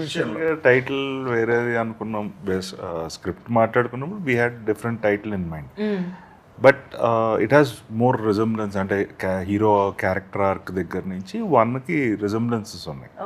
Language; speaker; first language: Telugu; native; Telugu